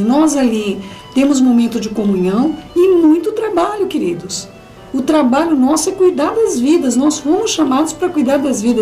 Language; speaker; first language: Portuguese; native; Portuguese